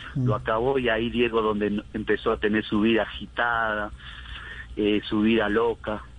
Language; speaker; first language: Spanish; native; Spanish